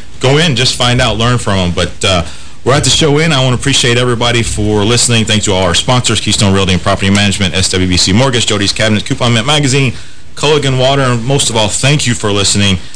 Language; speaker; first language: English; native; English